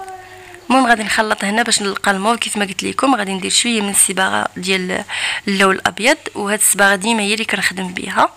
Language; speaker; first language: Arabic; native; Arabic